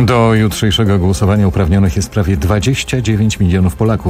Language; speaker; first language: Polish; native; Polish